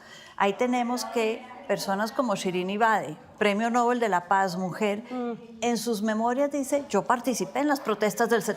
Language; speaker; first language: Spanish; native; Spanish